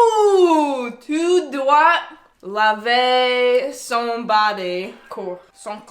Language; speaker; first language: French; non-native, learner; English